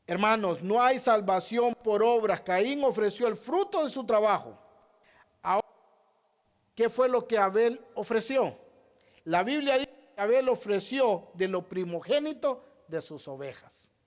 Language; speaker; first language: Spanish; native; Spanish